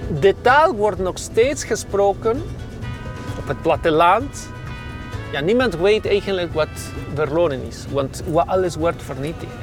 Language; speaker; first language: Dutch; non-native, fluent; Spanish